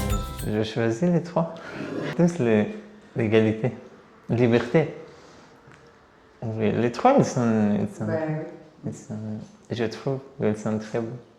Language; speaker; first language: French; non-native, learner; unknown